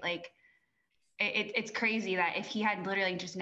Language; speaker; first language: English; native; English